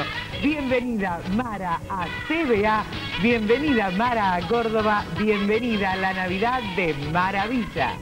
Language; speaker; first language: Spanish; native; Spanish